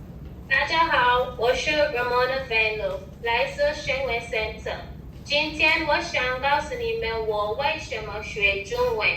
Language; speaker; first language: Chinese; non-native, learner; English